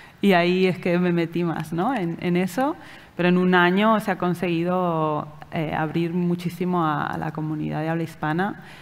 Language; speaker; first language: Spanish; native; Spanish